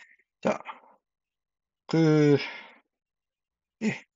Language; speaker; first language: Korean; native; Korean